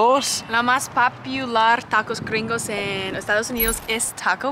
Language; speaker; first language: Spanish; non-native, learner; English